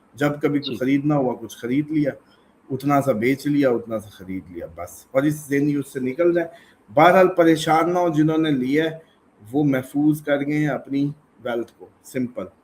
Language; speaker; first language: Urdu; native; Urdu